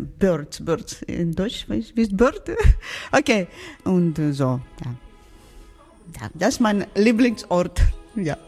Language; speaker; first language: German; non-native, learner; Ukrainian